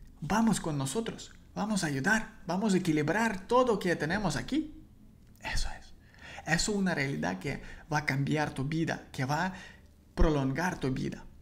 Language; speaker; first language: Spanish; non-native, learner; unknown